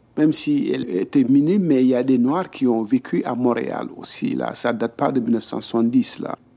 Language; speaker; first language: French; non-native, local second language; Wolof